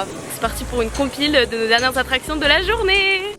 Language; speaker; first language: French; native; French